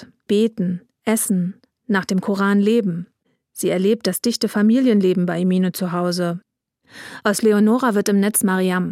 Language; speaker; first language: German; native; German